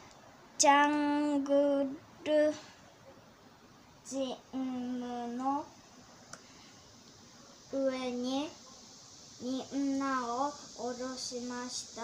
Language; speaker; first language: Japanese; early bilingual, heritage; Korean